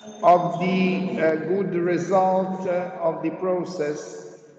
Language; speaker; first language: English; non-native, fluent; Italian